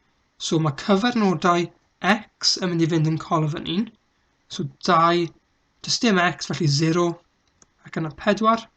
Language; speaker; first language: Welsh; native; Welsh